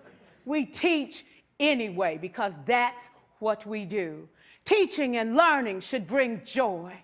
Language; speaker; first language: English; native; English